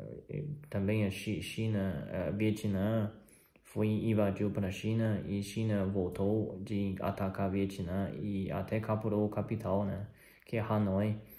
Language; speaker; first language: Portuguese; non-native, fluent; Chinese